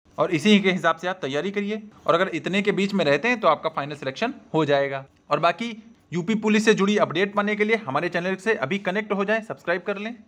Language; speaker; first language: Hindi; native; Hindi